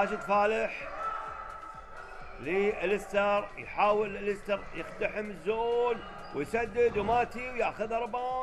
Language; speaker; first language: Arabic; native; Arabic